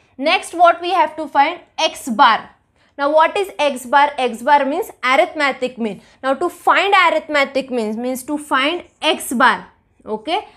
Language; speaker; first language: English; non-native, local second language; Marathi